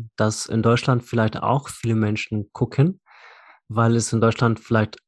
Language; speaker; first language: German; native; German